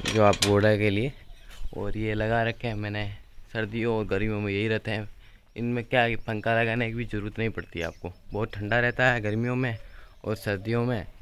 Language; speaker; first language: Hindi; native; Hindi